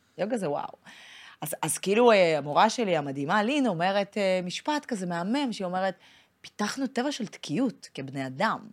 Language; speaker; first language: Hebrew; non-native, fluent; Russian